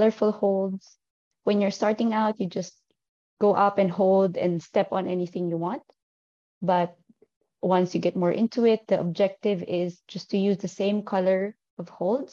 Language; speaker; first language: English; non-native, local second language; Filipino